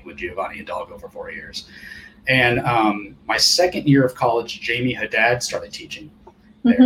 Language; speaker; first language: English; early bilingual, other home language; Japanese